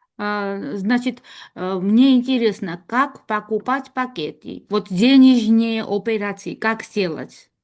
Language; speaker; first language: Russian; non-native, learner; Georgian